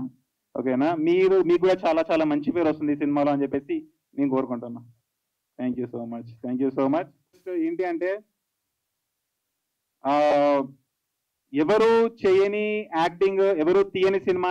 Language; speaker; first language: Telugu; native; Telugu